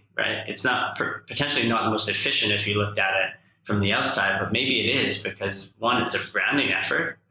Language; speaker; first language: English; native; English